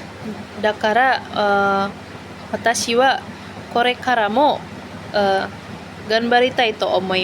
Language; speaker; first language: Japanese; non-native, learner; Indonesian